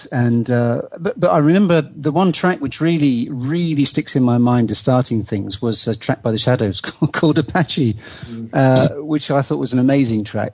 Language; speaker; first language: English; native; English